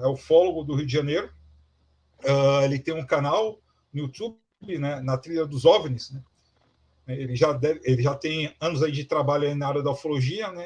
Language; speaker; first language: Portuguese; native; Portuguese